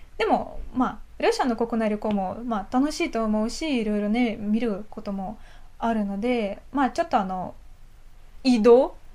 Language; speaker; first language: Japanese; non-native, fluent; Russian